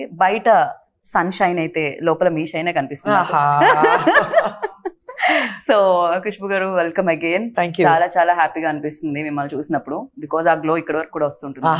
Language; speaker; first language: Telugu; native; Telugu